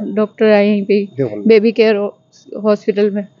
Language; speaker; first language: Hindi; native; Hindi